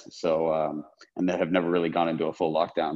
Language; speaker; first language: English; native; English